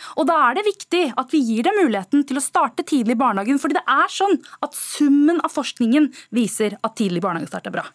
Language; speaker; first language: Norwegian; early bilingual, other home language; Tamil